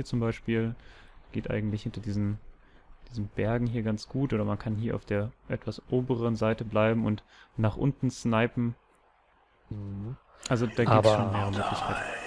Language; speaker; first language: German; native; German